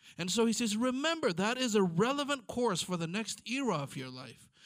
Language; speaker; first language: English; non-native, fluent; Amharic